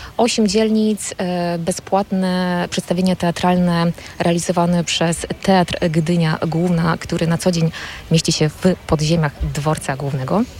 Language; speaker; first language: Polish; native; Polish